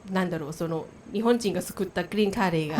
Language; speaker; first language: Japanese; non-native, learner; Thai